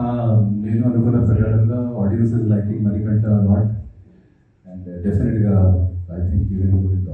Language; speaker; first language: Telugu; non-native, fluent; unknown